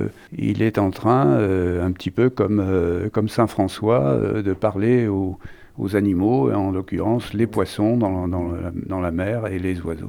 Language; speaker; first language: French; native; French